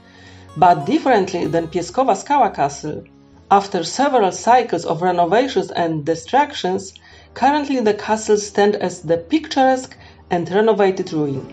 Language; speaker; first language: English; non-native, fluent; Polish